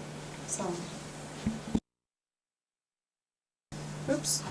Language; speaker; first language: Turkish; non-native, learner; English